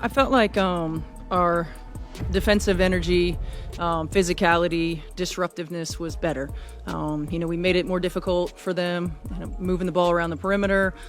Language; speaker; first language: English; native; English